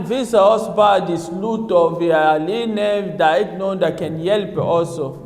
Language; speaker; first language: Danish; non-native, fluent; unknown